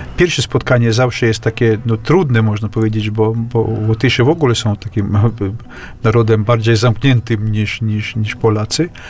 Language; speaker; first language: Polish; non-native, fluent; Latvian